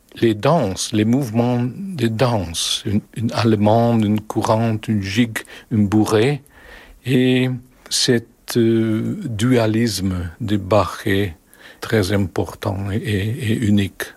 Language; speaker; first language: French; non-native, learner; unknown